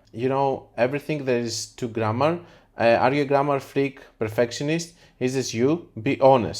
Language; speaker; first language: English; non-native, fluent; Greek